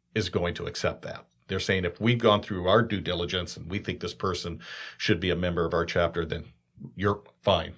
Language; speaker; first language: English; native; English